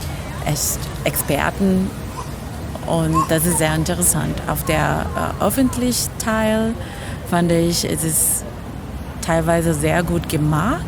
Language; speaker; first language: German; non-native, fluent; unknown